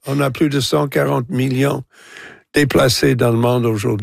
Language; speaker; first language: French; non-native, local second language; English